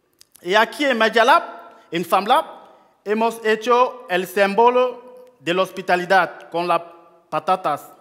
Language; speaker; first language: Spanish; non-native, fluent; French